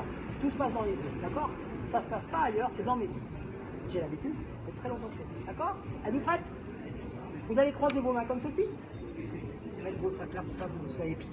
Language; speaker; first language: French; native; French